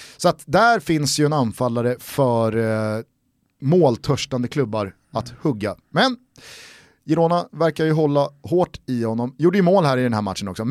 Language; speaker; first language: Swedish; native; Swedish